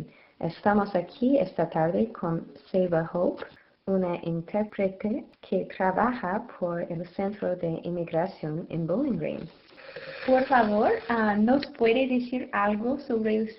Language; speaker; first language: Spanish; non-native, learner; English